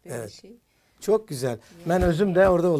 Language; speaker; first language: Turkish; native; Turkish